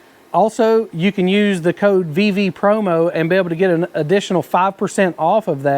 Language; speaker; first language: English; native; English